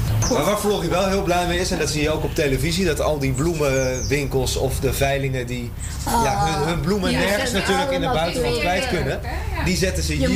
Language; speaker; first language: Dutch; native; Dutch